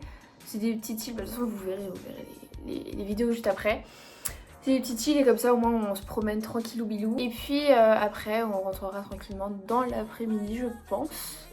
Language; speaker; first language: French; native; French